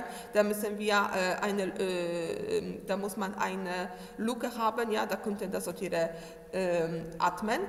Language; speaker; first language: German; non-native, learner; Polish